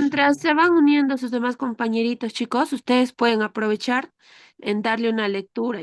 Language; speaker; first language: Spanish; native; Spanish